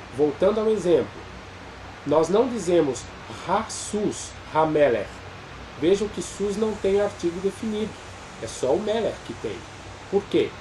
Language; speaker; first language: Portuguese; native; Portuguese